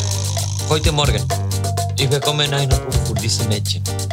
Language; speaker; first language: German; non-native, learner; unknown